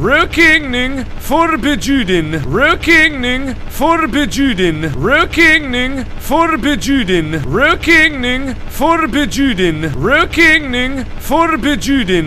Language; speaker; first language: Swedish; non-native, learner; English